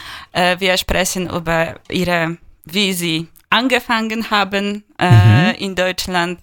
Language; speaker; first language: German; non-native, fluent; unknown